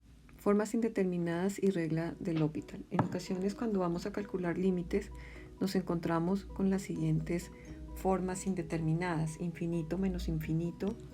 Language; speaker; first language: Spanish; native; Spanish